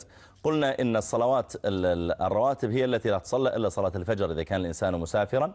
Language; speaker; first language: Arabic; native; Arabic